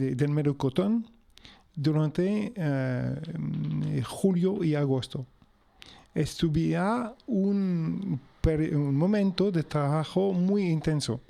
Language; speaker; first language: Spanish; non-native, fluent; French